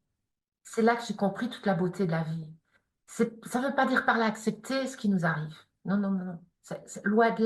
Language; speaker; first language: French; native; French